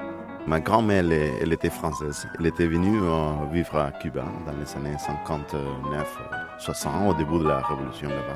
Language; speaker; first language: French; non-native, fluent; Spanish